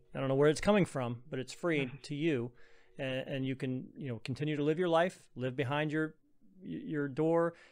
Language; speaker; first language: English; native; English